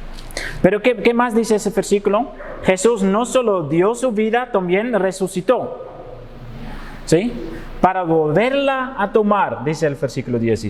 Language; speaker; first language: Spanish; non-native, fluent; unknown